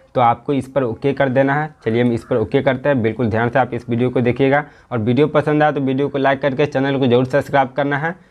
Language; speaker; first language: Hindi; native; Hindi